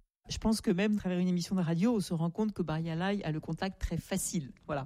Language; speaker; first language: French; native; French